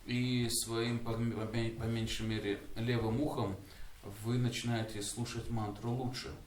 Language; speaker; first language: Russian; native; Russian